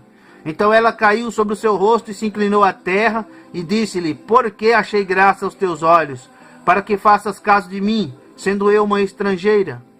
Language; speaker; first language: Portuguese; native; Portuguese